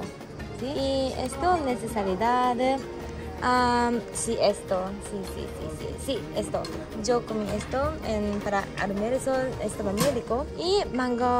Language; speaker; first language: Spanish; non-native, learner; Japanese